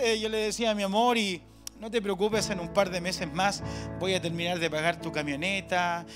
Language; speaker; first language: Spanish; native; Spanish